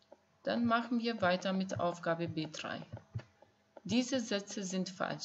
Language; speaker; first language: German; non-native, fluent; Albanian